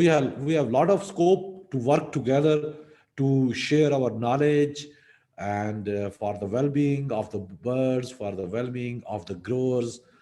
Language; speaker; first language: English; non-native, local second language; Urdu